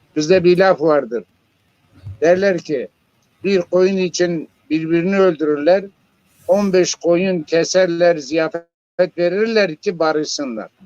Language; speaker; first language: Turkish; non-native, local second language; Zaza